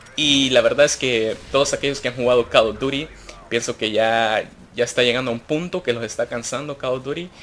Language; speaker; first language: Spanish; native; Spanish